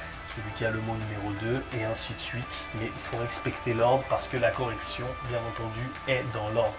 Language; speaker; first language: French; native; French